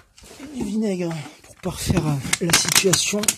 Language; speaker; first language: French; native; French